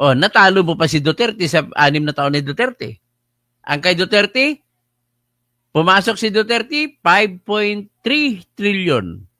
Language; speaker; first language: Filipino; non-native, local second language; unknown